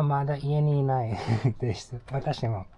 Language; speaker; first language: Japanese; non-native, learner; English